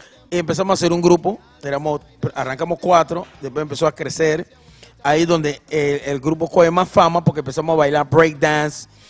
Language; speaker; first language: Spanish; non-native, local second language; English